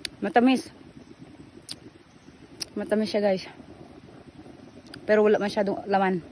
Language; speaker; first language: Filipino; non-native, local second language; Cebuano